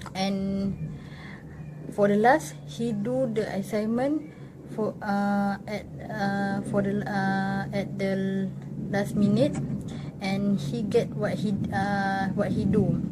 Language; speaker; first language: English; non-native, local second language; Malay